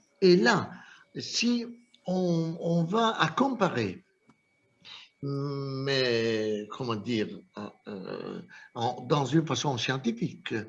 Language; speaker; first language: French; non-native, fluent; Italian